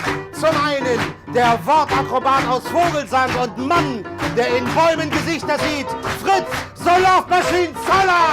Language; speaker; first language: German; native; German